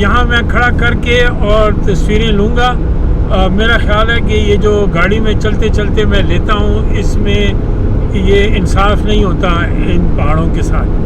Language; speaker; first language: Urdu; non-native, local second language; Punjabi